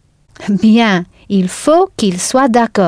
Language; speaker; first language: French; non-native, fluent; English